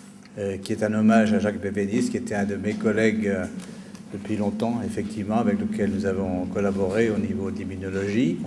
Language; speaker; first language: French; native; French